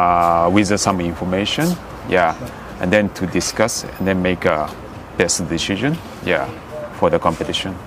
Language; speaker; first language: English; non-native, learner; Japanese